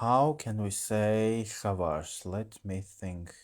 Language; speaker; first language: English; non-native, fluent; Armenian